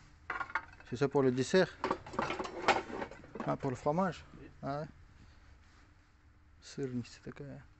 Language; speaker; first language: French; non-native, learner; Russian